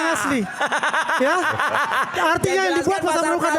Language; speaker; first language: Indonesian; native; Indonesian